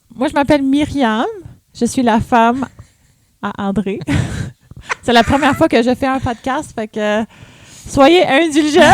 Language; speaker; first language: French; early bilingual, other home language; English